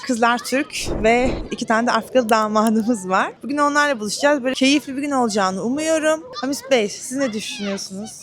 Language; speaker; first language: Turkish; native; Turkish